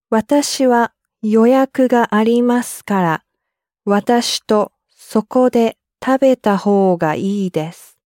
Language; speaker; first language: Japanese; non-native, learner; English